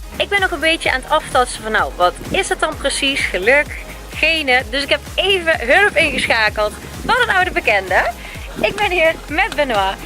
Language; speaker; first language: Dutch; native; Dutch